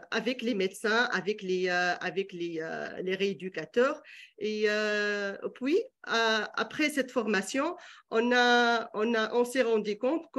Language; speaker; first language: French; non-native, local second language; Arabic